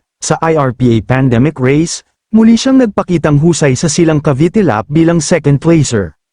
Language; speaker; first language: Filipino; native; Filipino